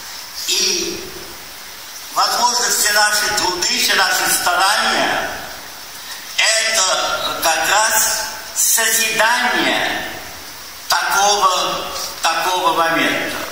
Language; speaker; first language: Russian; early bilingual, heritage; Russian